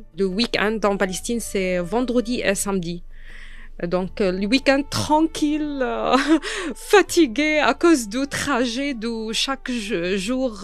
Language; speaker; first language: French; non-native, fluent; Arabic